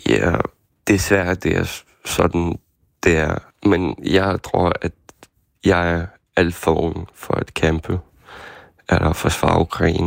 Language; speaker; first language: Danish; non-native, learner; Ukrainian